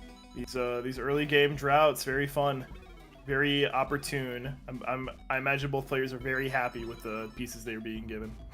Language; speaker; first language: English; native; English